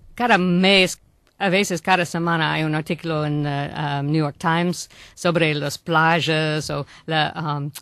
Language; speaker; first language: Spanish; non-native, learner; English